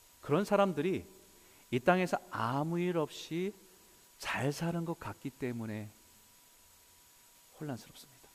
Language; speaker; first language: Korean; native; Korean